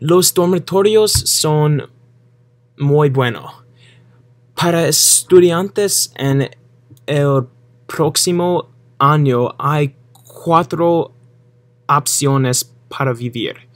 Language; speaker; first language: Spanish; non-native, learner; English